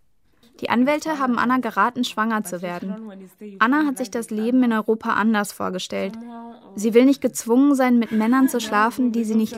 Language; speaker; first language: German; native; German